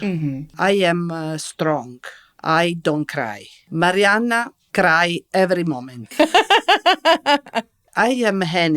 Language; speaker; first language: English; non-native, learner; Italian